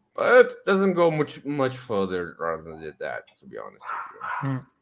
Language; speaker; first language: English; non-native, fluent; Portuguese